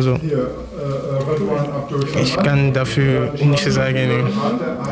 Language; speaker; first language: German; non-native, learner; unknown